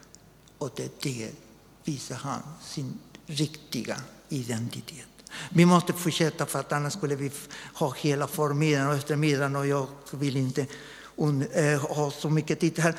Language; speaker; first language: Swedish; non-native, fluent; Spanish